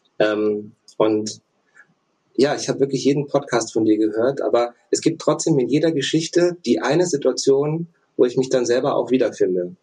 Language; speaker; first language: German; early bilingual, other home language; Russian